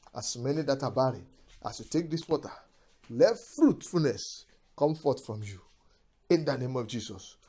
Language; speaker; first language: English; non-native, local second language; Yoruba